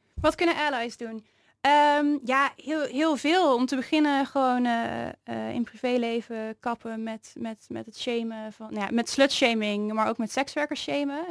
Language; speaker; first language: Dutch; native; Dutch